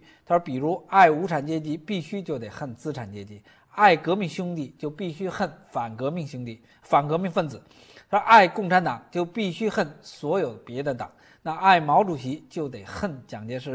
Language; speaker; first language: Chinese; native; Chinese